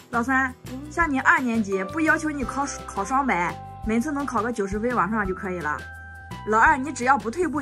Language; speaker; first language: Chinese; native; Chinese